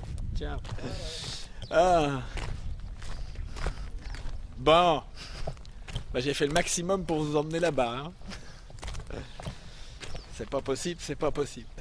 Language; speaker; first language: French; native; French